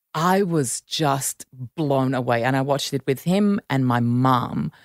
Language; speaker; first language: English; non-native, fluent; Italian